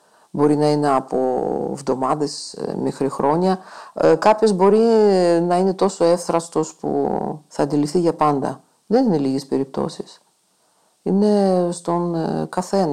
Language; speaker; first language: Greek; non-native, fluent; Russian